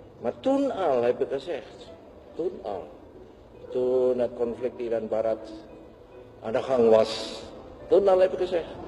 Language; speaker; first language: Dutch; non-native, local second language; Javanese